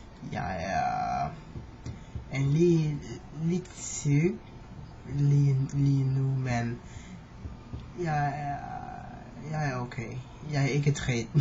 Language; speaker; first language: Danish; non-native, learner; English